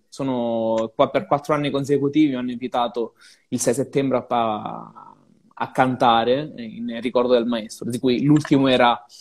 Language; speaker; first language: Italian; native; Italian